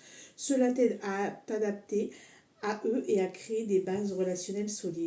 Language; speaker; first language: French; native; French